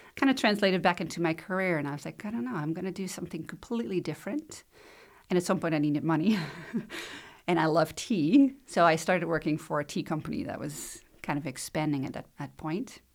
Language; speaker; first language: English; non-native, fluent; Dutch